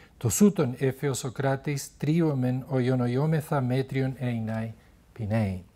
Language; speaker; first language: Greek; non-native, fluent; Spanish